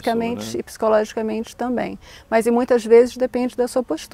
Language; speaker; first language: Portuguese; native; Portuguese